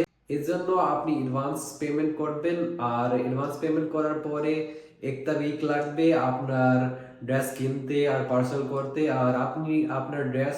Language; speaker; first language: Bangla; non-native, fluent; Urdu